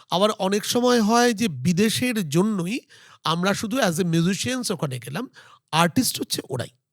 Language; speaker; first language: Bangla; native; Bangla